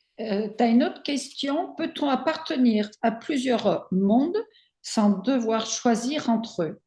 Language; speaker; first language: French; native; French